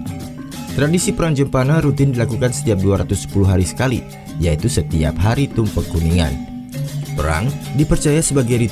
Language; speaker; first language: Indonesian; native; Indonesian